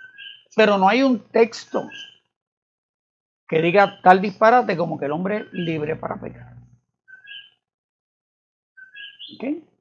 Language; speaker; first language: Spanish; native; Spanish